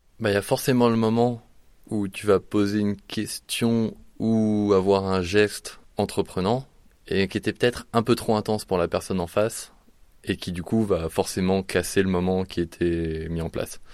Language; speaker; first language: French; native; French